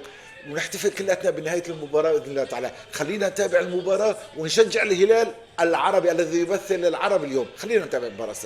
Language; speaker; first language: Arabic; native; Arabic